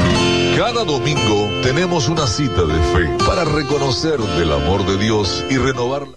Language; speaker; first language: Spanish; native; Spanish